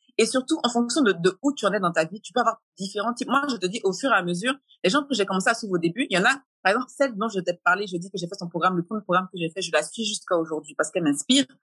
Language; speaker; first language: French; native; French